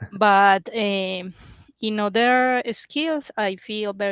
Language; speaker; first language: English; non-native, learner; Spanish